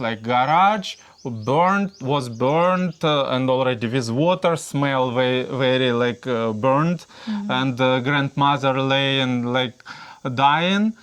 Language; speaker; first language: English; non-native, learner; Russian